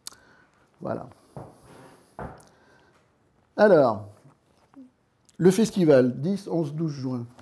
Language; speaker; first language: French; native; French